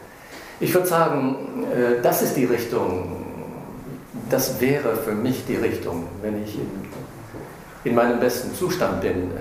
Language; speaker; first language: German; non-native, fluent; English